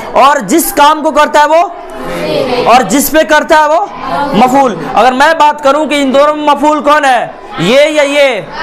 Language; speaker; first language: Hindi; native; Hindi